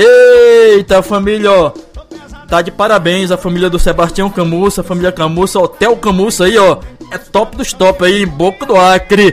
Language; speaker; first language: Portuguese; native; Portuguese